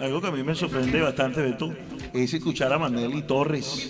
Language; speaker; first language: Spanish; native; Spanish